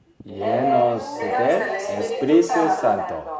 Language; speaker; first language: Spanish; non-native, learner; Korean